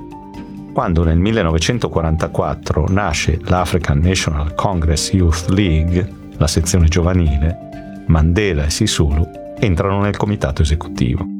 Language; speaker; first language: Italian; native; Italian